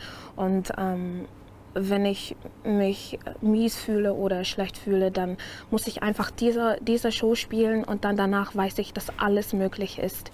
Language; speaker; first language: German; non-native, fluent; English